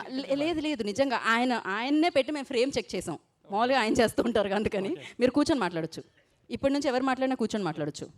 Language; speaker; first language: Telugu; native; Telugu